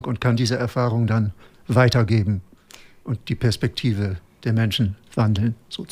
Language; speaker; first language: German; native; German